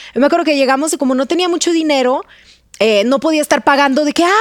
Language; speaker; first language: Spanish; non-native, fluent; Russian